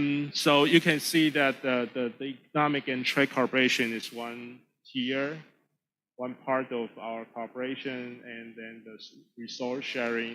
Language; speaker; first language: English; non-native, fluent; Chinese